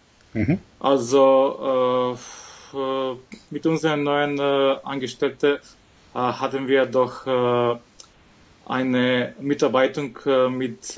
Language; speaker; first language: German; non-native, fluent; Macedonian